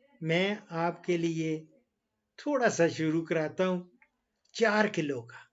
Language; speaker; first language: Urdu; non-native, local second language; Punjabi